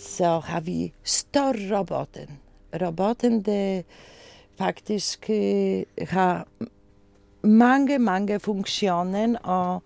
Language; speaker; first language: Danish; non-native, learner; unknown